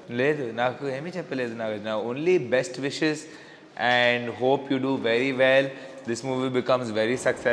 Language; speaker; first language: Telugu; non-native, local second language; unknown